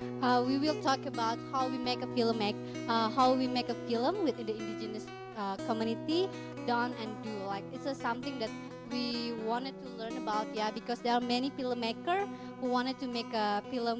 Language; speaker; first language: English; non-native, fluent; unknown